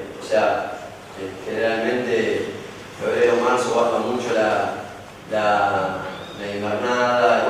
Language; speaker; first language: Spanish; native; Spanish